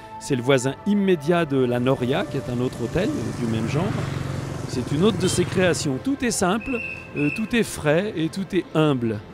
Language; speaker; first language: French; native; French